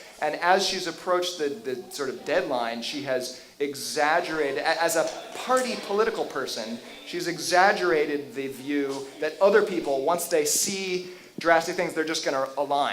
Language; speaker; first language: English; native; English